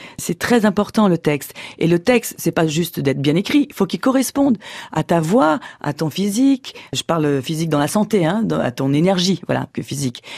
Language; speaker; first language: French; early bilingual, other home language; Portuguese